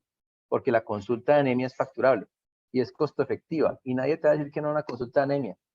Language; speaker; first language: Spanish; native; Spanish